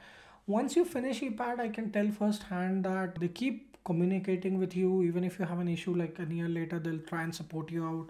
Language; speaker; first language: English; non-native, local second language; Hindi